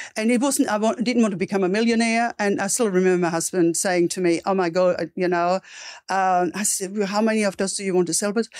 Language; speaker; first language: English; non-native, fluent; German